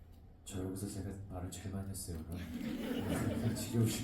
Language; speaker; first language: Korean; native; Korean